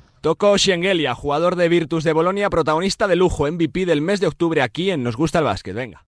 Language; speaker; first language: Spanish; native; Spanish